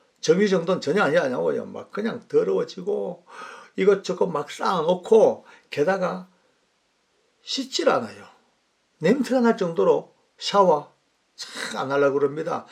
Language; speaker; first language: Korean; native; Korean